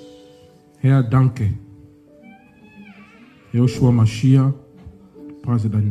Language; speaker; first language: German; non-native, fluent; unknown